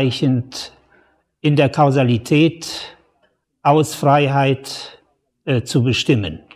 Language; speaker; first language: German; native; German